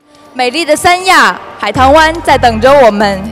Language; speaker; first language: Chinese; native; Chinese